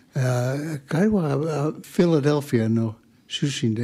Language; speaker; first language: Japanese; non-native, learner; English